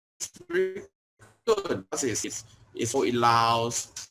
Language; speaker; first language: English; non-native, learner; Thai